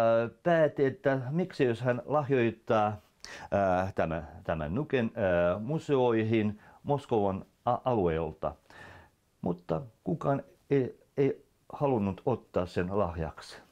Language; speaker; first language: Finnish; non-native, local second language; Russian